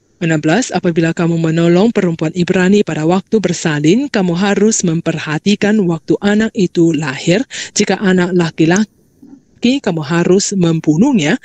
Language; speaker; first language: Malay; non-native, local second language; Chinese